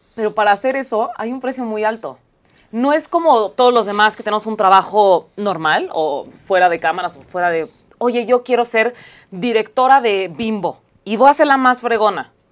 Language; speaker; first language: Spanish; native; Spanish